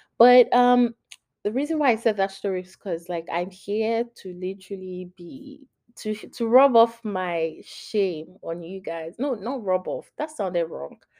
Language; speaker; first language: English; non-native, local second language; Yoruba